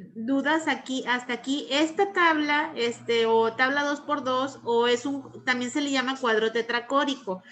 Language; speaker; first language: Spanish; native; Spanish